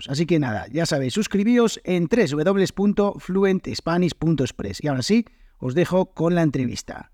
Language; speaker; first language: Spanish; native; Spanish